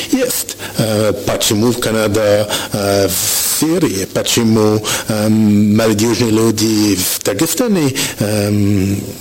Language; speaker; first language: Russian; non-native, learner; French